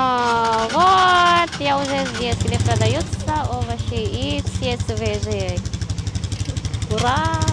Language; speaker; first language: Russian; non-native, learner; Filipino